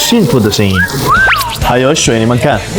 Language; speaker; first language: Chinese; non-native, learner; Korean